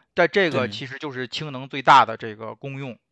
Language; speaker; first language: Chinese; native; Chinese